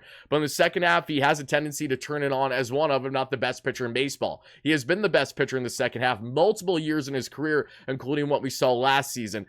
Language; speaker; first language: English; native; English